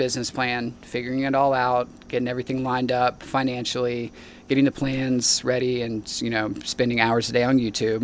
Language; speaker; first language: English; native; English